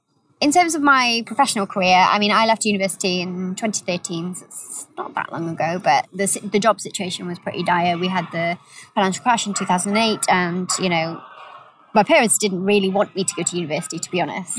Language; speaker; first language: English; native; English